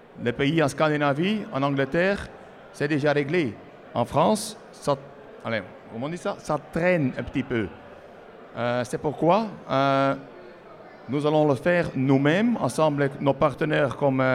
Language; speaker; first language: French; non-native, learner; Dutch